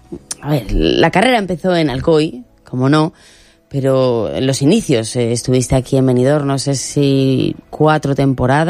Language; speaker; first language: Spanish; native; Spanish